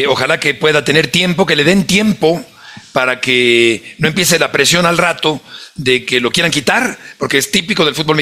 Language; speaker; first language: Spanish; native; Spanish